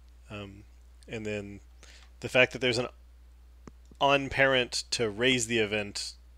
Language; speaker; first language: English; native; English